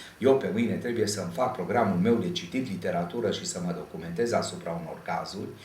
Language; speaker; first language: Romanian; native; Romanian